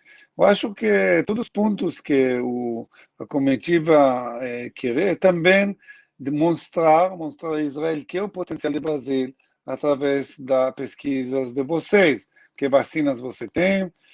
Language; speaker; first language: Portuguese; non-native, learner; Hebrew